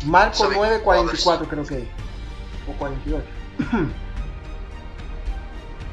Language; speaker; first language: Spanish; native; Spanish